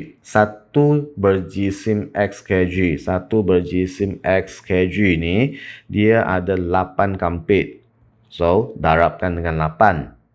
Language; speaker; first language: Malay; non-native, local second language; Chinese